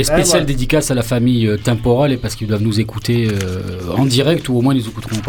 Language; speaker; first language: French; native; French